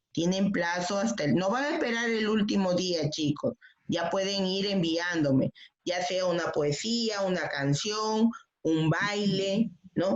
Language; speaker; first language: Spanish; native; Spanish